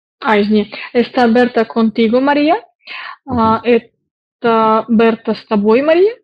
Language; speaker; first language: Spanish; non-native, learner; Russian